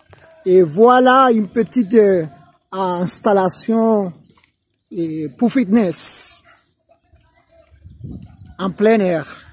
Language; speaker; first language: French; non-native, fluent; Spanish